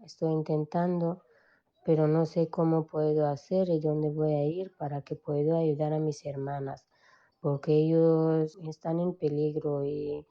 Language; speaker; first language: Spanish; non-native, fluent; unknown